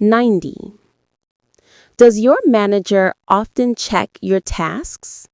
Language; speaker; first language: English; non-native, learner; Vietnamese